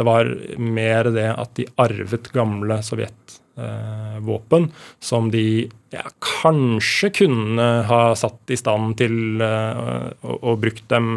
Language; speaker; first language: Norwegian; native; Norwegian